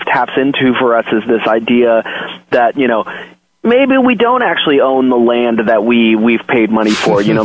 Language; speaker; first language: English; native; English